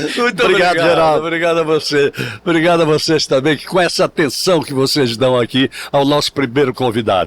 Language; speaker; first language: Portuguese; native; Portuguese